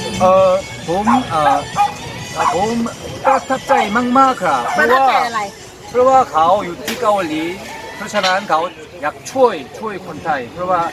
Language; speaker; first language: Thai; non-native, learner; Korean